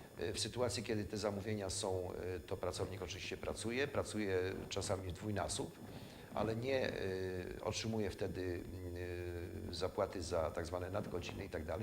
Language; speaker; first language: Polish; native; Polish